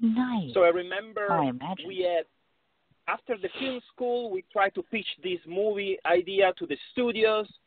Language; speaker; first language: English; non-native, fluent; Italian